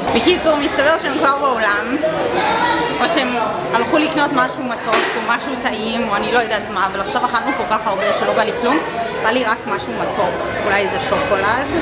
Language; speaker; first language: Hebrew; non-native, fluent; English